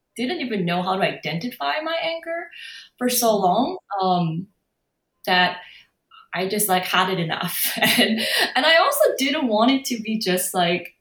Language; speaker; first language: English; non-native, fluent; Korean